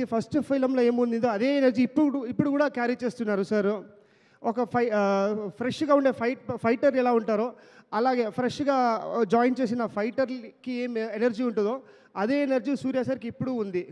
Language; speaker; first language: Telugu; non-native, learner; Kannada